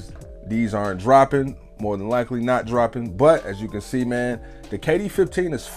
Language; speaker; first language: English; native; English